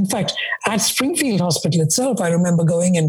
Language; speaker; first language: English; non-native, local second language; Malayalam